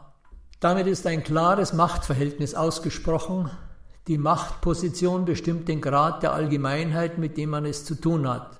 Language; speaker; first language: German; native; German